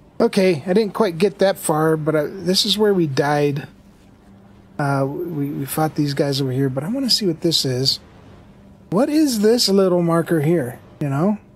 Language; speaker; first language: English; native; English